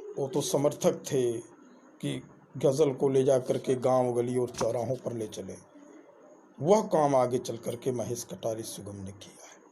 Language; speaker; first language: Hindi; native; Hindi